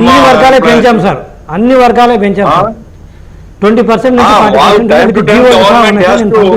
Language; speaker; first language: Telugu; native; Telugu